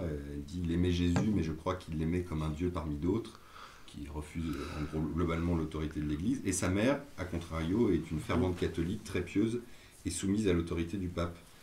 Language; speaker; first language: French; native; French